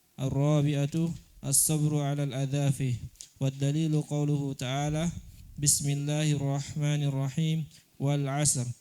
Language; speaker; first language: Arabic; non-native, learner; Indonesian